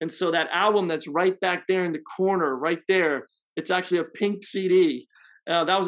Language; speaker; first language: English; native; English